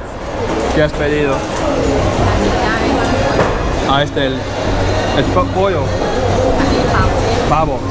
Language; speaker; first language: Spanish; non-native, fluent; English